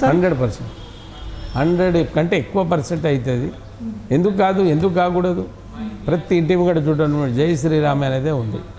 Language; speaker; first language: Telugu; non-native, local second language; Lambadi